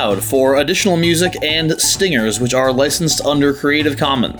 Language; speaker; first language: English; native; English